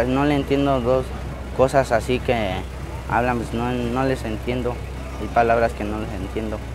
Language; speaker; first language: Spanish; early bilingual, other home language; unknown